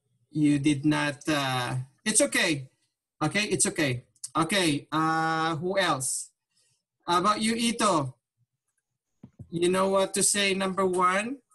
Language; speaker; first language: English; non-native, local second language; Filipino